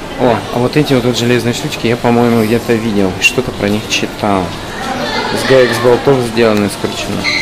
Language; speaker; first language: Russian; native; Russian